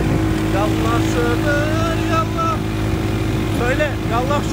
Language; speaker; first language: Turkish; native; Turkish